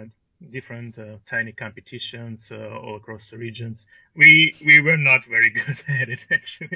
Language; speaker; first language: English; non-native, fluent; Russian